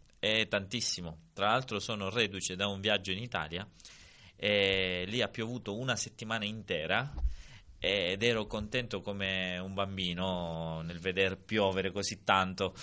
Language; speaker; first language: Italian; native; Italian